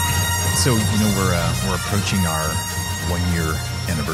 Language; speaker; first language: English; native; English